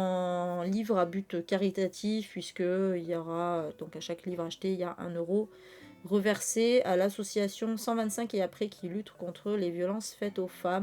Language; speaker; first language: French; native; French